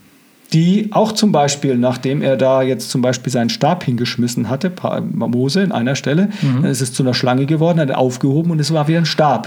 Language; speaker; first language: German; native; German